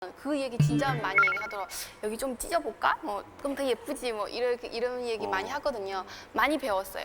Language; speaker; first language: Korean; non-native, fluent; Chinese